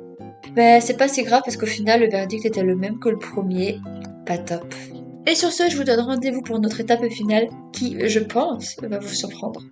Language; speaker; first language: French; native; French